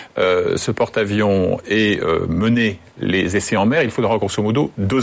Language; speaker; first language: French; native; French